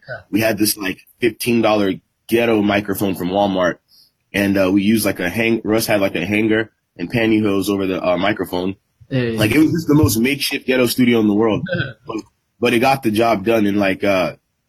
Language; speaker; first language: English; native; English